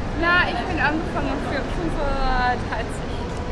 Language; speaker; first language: German; non-native, learner; Dutch